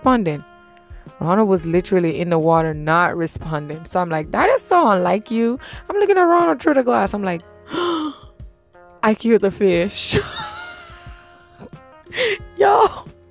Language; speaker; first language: English; non-native, local second language; Yoruba